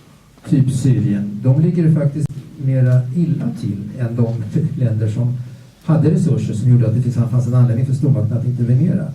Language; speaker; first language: Swedish; native; Swedish